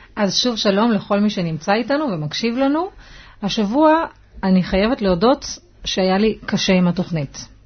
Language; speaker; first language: Hebrew; native; Hebrew